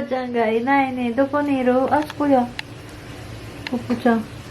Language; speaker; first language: Japanese; non-native, fluent; Filipino